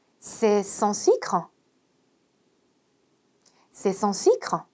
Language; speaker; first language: French; non-native, fluent; Korean